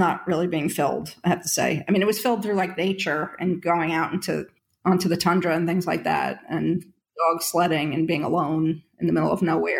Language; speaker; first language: English; native; English